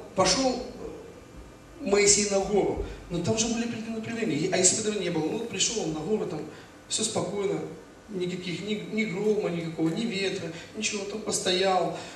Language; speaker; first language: Russian; native; Russian